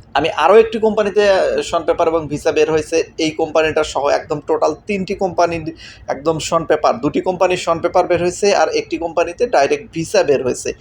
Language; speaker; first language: Bangla; native; Bangla